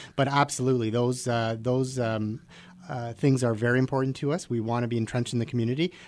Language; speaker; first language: English; native; English